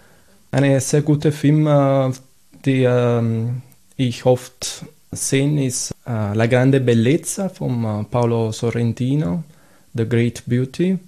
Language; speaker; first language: German; non-native, fluent; Italian